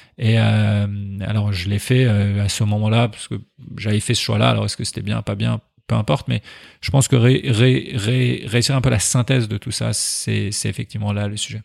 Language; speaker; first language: French; early bilingual, other home language; Persian